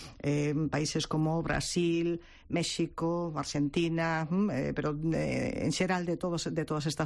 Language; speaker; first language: Spanish; non-native, local second language; Galician